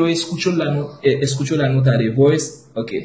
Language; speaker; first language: Spanish; non-native, learner; Haitian Creole